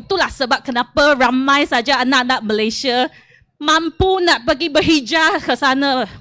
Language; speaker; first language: Malay; non-native, local second language; Chinese